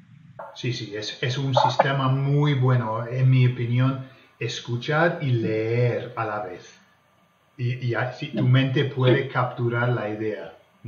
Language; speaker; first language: Spanish; non-native, fluent; English